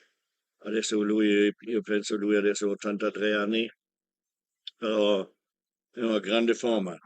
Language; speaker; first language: Italian; non-native, learner; German